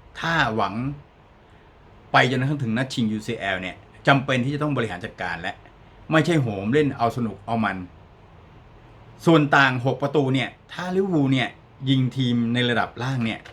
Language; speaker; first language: Thai; native; Thai